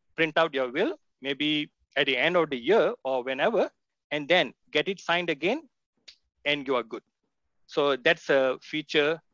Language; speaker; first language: English; non-native, local second language; Tamil